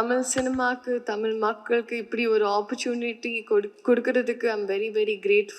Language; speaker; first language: Tamil; non-native, learner; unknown